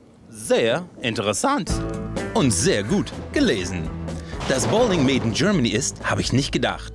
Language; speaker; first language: German; non-native, learner; English